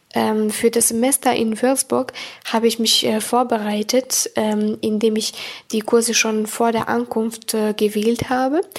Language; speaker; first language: German; non-native, fluent; Serbian